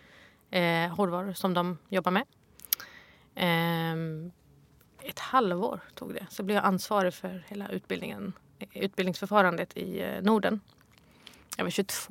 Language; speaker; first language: Swedish; early bilingual, other home language; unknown